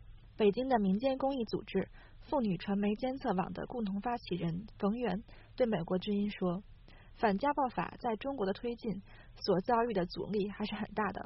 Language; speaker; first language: Chinese; native; Chinese